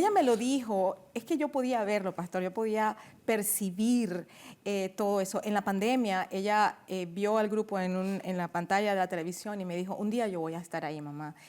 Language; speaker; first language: Spanish; native; Spanish